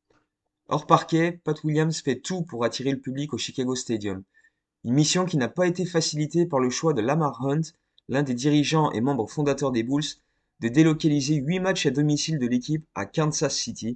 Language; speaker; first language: French; native; French